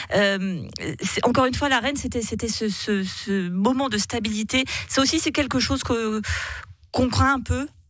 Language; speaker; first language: French; native; French